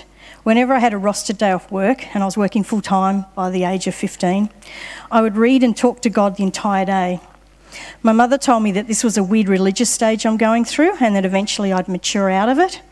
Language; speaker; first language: English; native; English